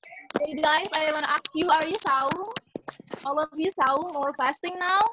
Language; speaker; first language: English; non-native, fluent; Indonesian